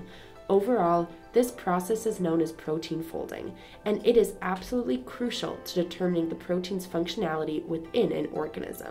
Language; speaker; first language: English; native; English